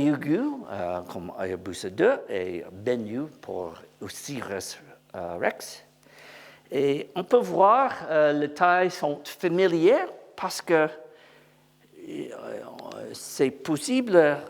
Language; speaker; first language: French; non-native, learner; English